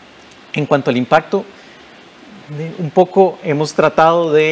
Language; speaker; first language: Spanish; native; Spanish